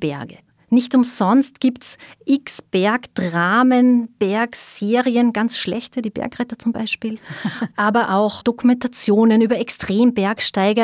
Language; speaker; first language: German; native; German